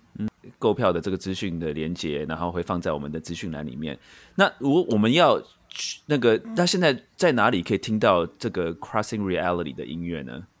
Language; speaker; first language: Chinese; native; Chinese